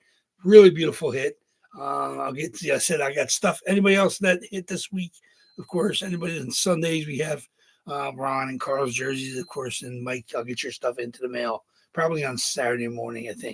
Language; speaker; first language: English; native; English